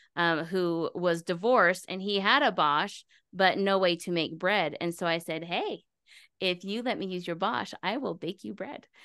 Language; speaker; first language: English; native; English